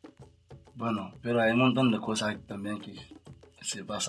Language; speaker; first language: Spanish; non-native, learner; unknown